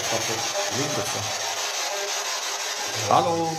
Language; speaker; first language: Swedish; native; Swedish